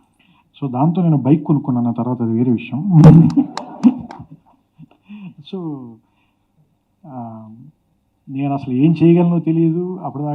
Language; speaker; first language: Telugu; native; Telugu